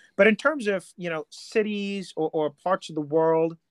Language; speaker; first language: English; non-native, local second language; Hindi